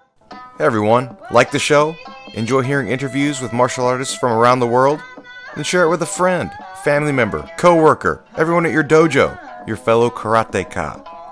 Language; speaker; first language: English; native; English